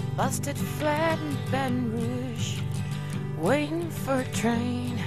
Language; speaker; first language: English; native; English